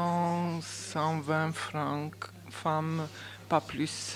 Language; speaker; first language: French; non-native, learner; Bosnian